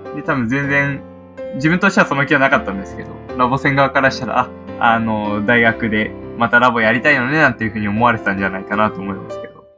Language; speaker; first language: Japanese; native; Japanese